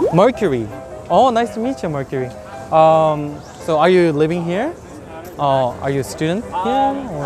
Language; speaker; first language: English; non-native, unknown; Korean